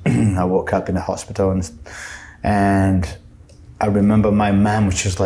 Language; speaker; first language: English; non-native, fluent; Portuguese